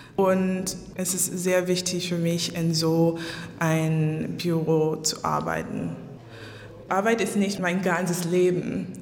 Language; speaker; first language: German; non-native, fluent; English